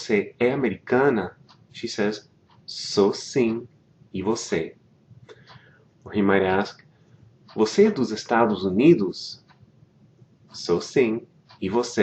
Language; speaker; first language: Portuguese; non-native, fluent; English